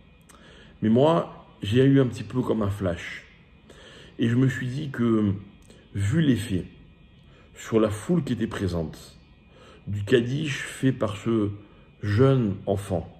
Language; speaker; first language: French; native; French